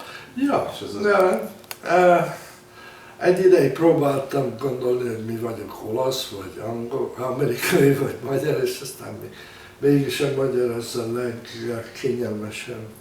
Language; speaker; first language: Hungarian; early bilingual, heritage; Hungarian